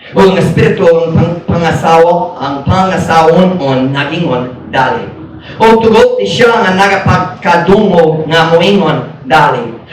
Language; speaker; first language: Cebuano; non-native, fluent; English